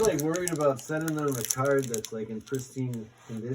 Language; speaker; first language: English; native; English